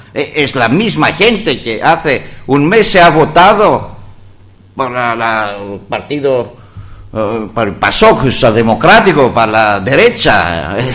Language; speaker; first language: Spanish; non-native, learner; Greek